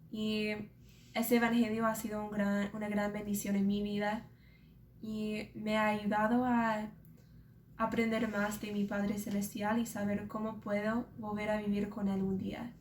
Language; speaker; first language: Spanish; non-native, fluent; English